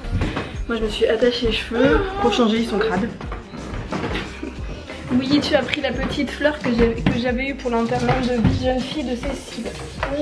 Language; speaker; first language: French; native; French